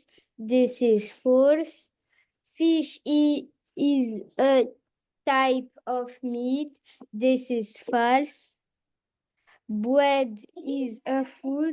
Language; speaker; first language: English; non-native, learner; French